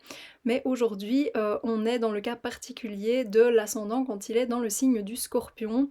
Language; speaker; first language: French; native; French